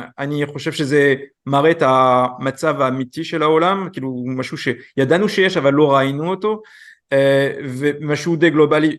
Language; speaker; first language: Hebrew; non-native, fluent; French